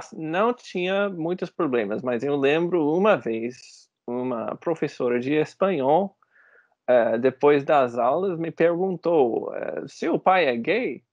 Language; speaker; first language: Portuguese; non-native, fluent; English